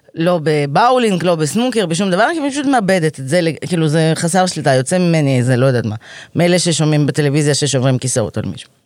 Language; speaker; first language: Hebrew; native; Hebrew